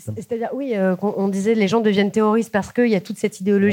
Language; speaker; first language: French; native; French